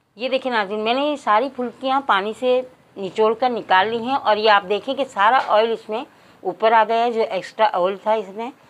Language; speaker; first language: Urdu; native; Urdu